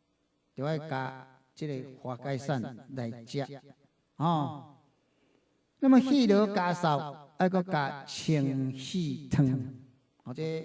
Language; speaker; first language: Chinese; non-native, local second language; Min Nan Chinese